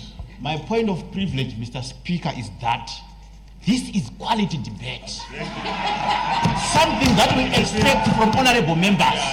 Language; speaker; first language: English; non-native, local second language; Shona